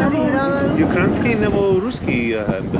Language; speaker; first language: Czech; non-native, learner; English